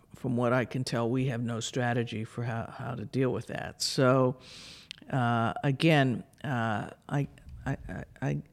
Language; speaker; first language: English; native; English